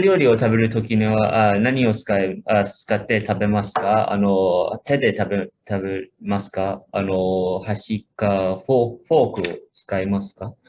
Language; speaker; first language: Japanese; non-native, fluent; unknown